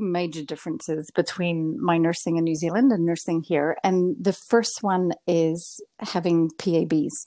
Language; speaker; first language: English; native; English